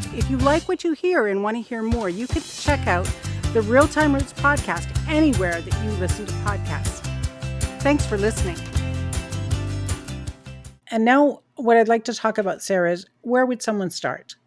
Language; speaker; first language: English; native; English